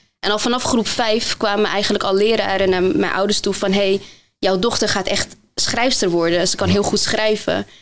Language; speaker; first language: Dutch; early bilingual, other home language; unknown